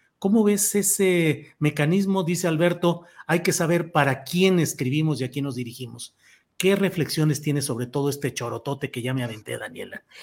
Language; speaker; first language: Spanish; native; Spanish